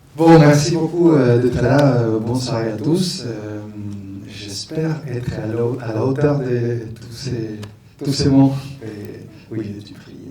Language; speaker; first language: French; non-native, fluent; Spanish